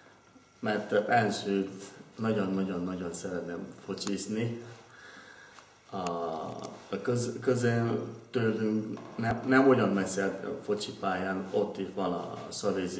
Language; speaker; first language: Hungarian; non-native, learner; Vietnamese